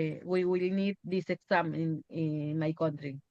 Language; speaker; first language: English; non-native, learner; Spanish